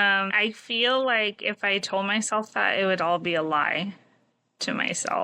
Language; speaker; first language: English; native; English